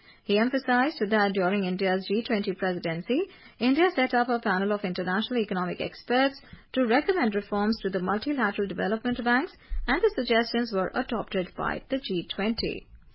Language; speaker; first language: English; non-native, local second language; Urdu